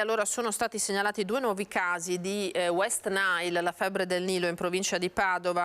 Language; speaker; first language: Italian; native; Italian